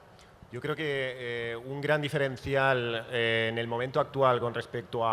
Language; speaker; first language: Spanish; native; Spanish